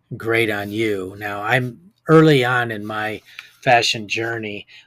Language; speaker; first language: English; native; English